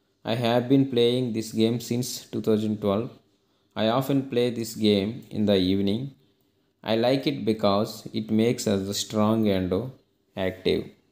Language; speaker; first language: English; non-native, local second language; Telugu